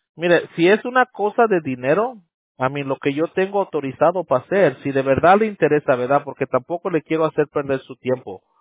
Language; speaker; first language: Spanish; early bilingual, heritage; Spanish